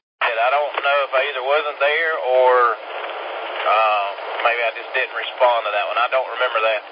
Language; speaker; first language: English; native; English